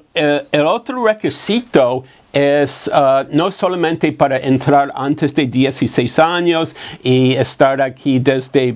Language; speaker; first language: Spanish; non-native, fluent; English